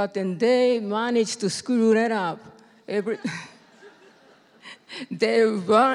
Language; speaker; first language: English; non-native, fluent; Japanese